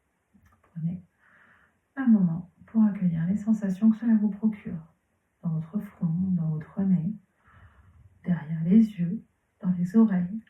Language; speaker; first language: French; native; French